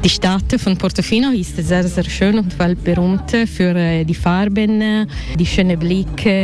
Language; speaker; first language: German; non-native, learner; Italian